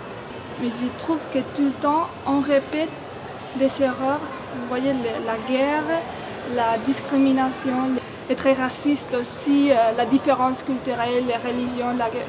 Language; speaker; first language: French; non-native, fluent; Spanish